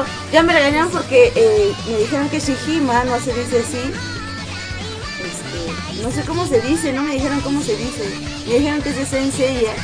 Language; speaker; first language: Spanish; native; Spanish